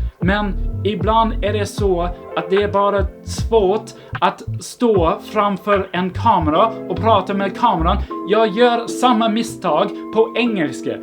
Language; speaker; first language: Swedish; non-native, fluent; English